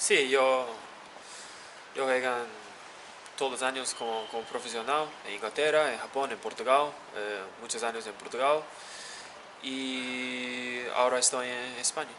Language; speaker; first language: Spanish; non-native, learner; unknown